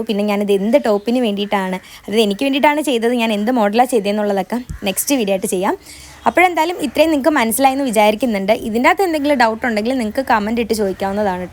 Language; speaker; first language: Malayalam; native; Malayalam